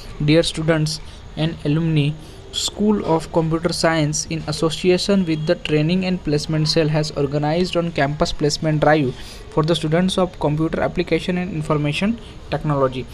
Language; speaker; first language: English; non-native, local second language; Gujarati